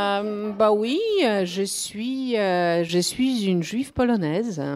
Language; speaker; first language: French; non-native, fluent; Polish